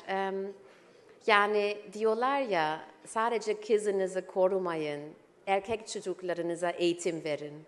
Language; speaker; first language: Turkish; early bilingual, heritage; German